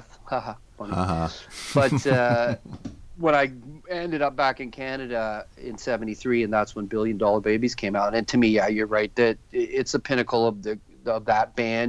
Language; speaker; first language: English; native; English